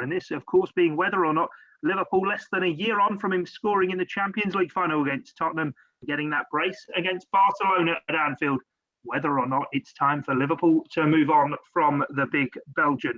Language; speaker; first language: English; native; English